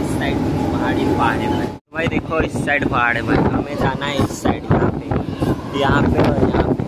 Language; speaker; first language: Hindi; non-native, local second language; Marathi